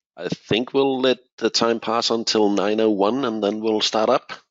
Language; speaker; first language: English; non-native, fluent; Danish